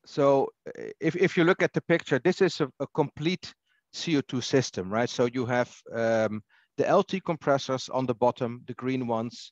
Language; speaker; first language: English; non-native, fluent; Dutch